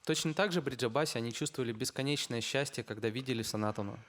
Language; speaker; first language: Russian; native; Russian